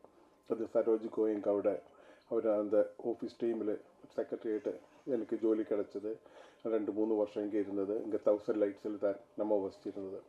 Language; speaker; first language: Tamil; non-native, learner; Malayalam